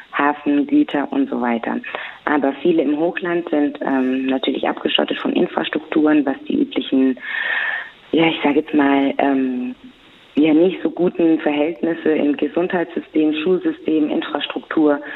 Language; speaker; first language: German; non-native, fluent; Swahili